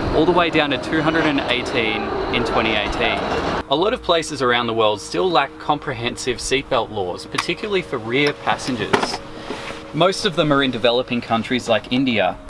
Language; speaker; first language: English; native; English